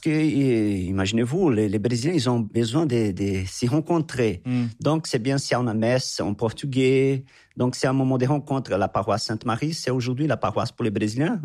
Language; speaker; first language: French; non-native, fluent; Portuguese